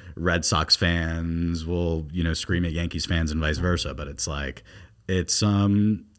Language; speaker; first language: English; native; English